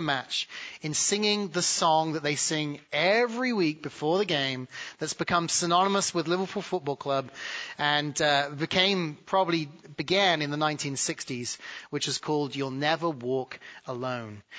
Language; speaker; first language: English; native; English